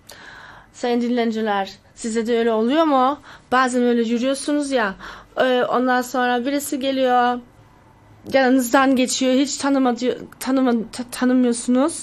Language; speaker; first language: Turkish; early bilingual, heritage; Turkish